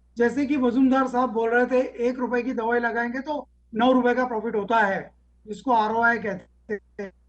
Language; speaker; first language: Hindi; non-native, local second language; Marathi